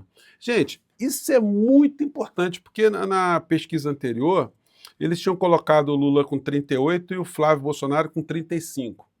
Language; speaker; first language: Portuguese; native; Portuguese